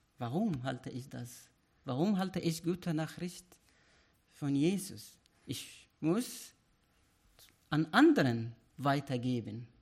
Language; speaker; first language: German; non-native, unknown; Arabic